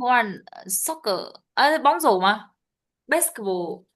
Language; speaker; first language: English; non-native, learner; Vietnamese